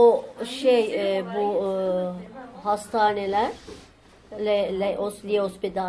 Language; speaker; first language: Italian; non-native, learner; Turkish